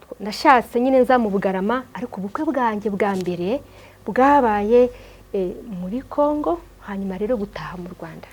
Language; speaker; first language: Kinyarwanda; early bilingual, heritage; Kinyarwanda